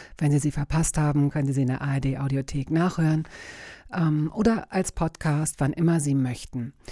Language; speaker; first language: German; native; German